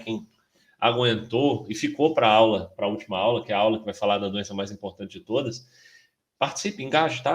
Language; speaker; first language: Portuguese; native; Portuguese